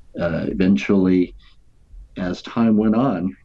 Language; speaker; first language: English; native; English